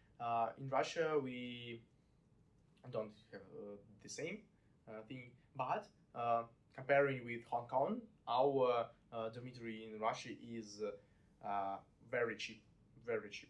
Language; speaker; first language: English; non-native, learner; Russian